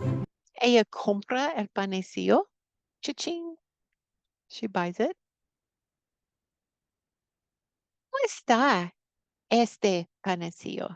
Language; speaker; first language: Spanish; non-native, fluent; English